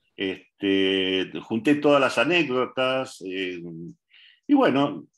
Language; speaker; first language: Spanish; native; Spanish